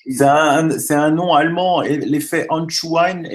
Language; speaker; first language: French; native; French